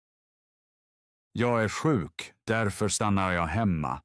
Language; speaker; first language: Swedish; non-native, fluent; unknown